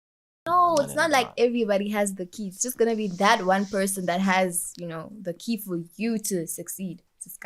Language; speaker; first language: English; non-native, local second language; Swati